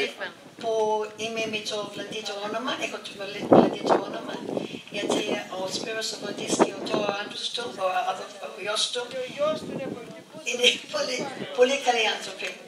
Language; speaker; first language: Greek; early bilingual, heritage; English